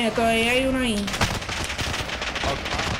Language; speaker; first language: Spanish; early bilingual, other home language; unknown